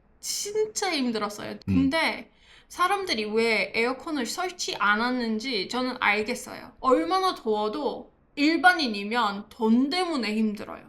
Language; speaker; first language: Korean; non-native, fluent; English